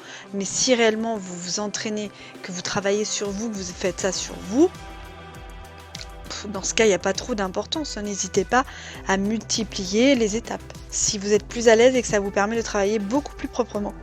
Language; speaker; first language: French; native; French